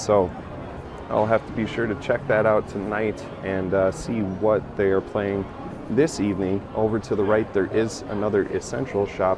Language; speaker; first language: English; native; English